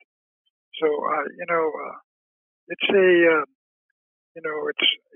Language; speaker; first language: English; native; English